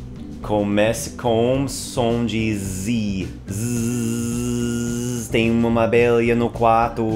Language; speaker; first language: Portuguese; non-native, fluent; English